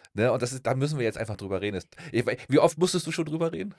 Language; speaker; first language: German; native; German